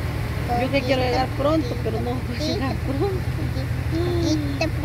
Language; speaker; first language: Spanish; native; Spanish